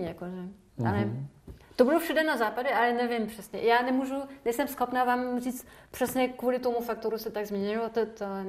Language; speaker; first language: Czech; non-native, fluent; French